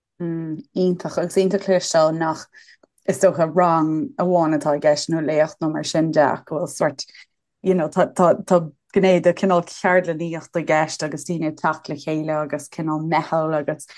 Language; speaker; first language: Irish; native; Irish